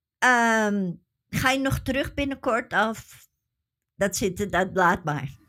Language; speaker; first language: Dutch; native; Dutch